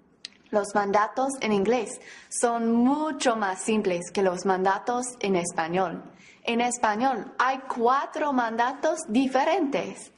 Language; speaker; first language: Spanish; non-native, fluent; English